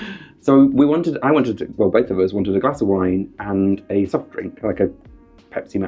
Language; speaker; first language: English; native; English